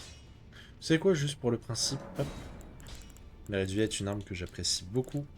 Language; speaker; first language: French; native; French